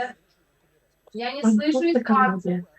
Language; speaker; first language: Russian; non-native, local second language; Uzbek